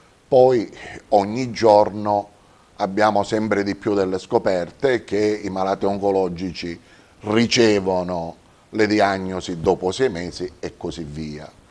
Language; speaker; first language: Italian; native; Italian